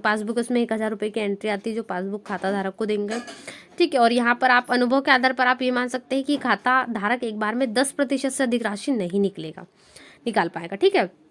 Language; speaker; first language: Hindi; native; Hindi